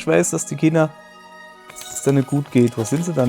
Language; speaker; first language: German; native; German